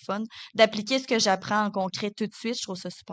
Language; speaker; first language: French; native; French